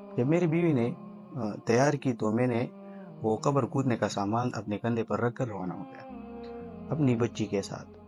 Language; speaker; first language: Urdu; non-native, local second language; Pashto